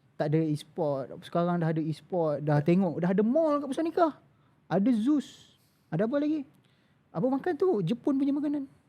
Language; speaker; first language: Malay; native; Malay